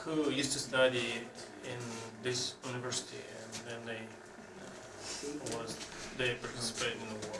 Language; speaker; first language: English; non-native, fluent; Russian